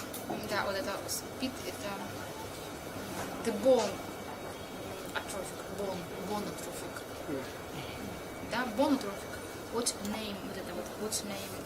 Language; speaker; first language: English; non-native, learner; Russian